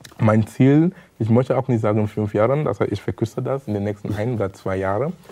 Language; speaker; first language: German; non-native, fluent; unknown